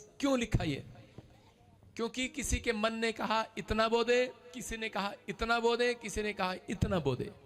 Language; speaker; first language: Hindi; non-native, local second language; Punjabi